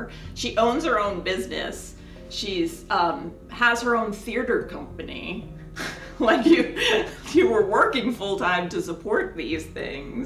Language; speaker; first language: English; native; English